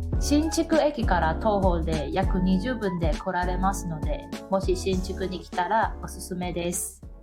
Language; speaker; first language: Japanese; non-native, fluent; Chinese